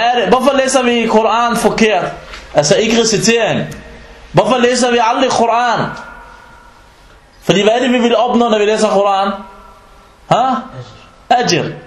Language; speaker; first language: Danish; early bilingual, other home language; Arabic